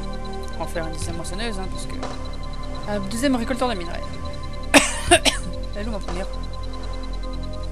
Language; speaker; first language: French; native; French